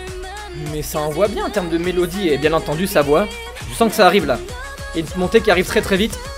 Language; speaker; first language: French; native; French